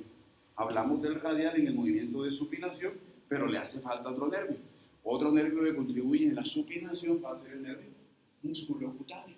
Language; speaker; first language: Spanish; native; Spanish